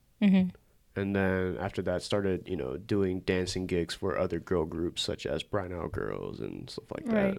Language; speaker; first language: English; early bilingual, other home language; Korean